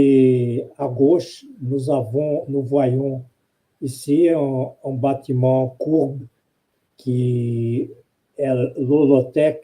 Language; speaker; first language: French; non-native, fluent; Portuguese